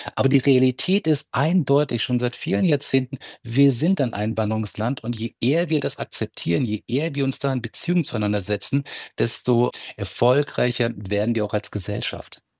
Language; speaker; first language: German; early bilingual, other home language; Turkish